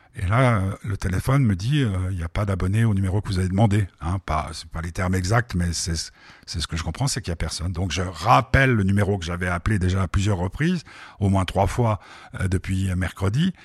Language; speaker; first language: French; native; French